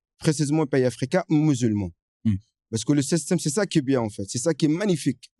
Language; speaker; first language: French; non-native, fluent; Arabic